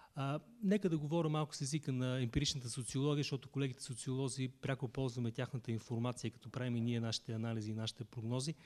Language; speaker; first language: Bulgarian; native; Bulgarian